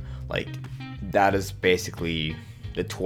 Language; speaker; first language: English; native; English